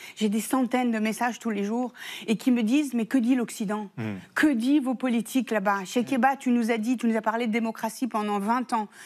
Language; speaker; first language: French; early bilingual, other home language; Persian